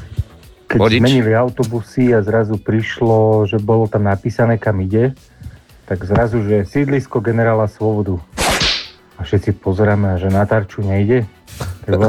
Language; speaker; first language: Slovak; native; Slovak